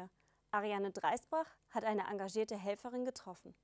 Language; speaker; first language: German; native; German